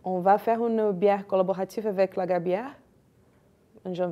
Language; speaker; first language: French; non-native, fluent; Portuguese